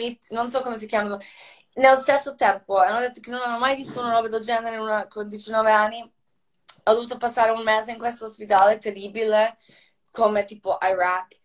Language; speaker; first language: Italian; non-native, fluent; Croatian